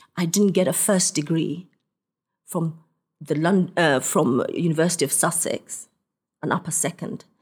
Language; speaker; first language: English; non-native, local second language; Swahili